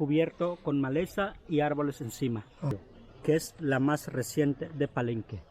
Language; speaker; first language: Spanish; native; Spanish